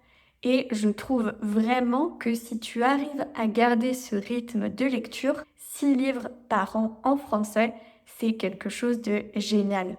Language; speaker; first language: French; native; French